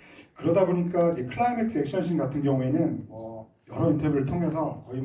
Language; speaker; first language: Korean; native; Korean